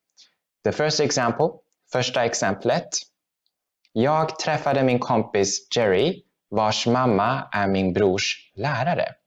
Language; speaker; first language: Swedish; non-native, fluent; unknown